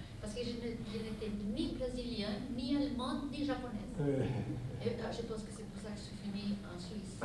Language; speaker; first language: French; non-native, fluent; Portuguese